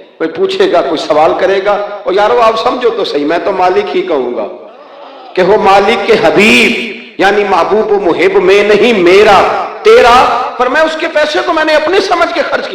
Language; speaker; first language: Urdu; non-native, local second language; Punjabi